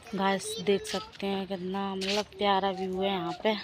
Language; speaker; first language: Hindi; native; Hindi